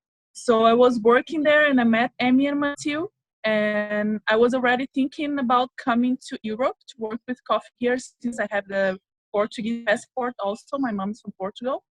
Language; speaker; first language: English; non-native, fluent; Portuguese